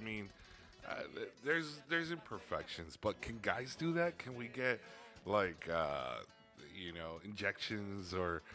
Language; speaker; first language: English; early bilingual, other home language; Spanish